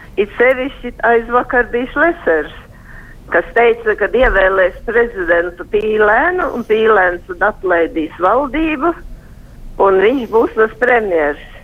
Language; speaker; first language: Latvian; native; Latvian